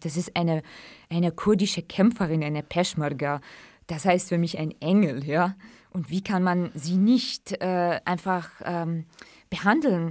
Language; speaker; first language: German; non-native, fluent; Kurdish